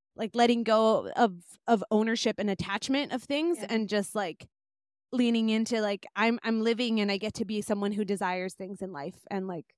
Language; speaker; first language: English; native; English